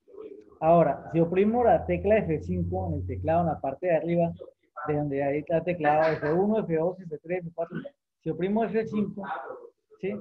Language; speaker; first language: Spanish; native; Spanish